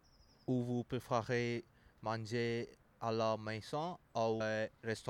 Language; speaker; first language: French; non-native, learner; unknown